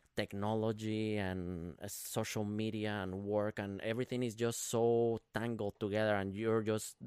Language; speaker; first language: English; non-native, fluent; Spanish